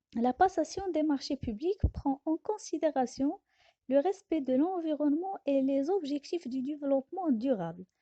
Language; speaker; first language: French; non-native, local second language; Arabic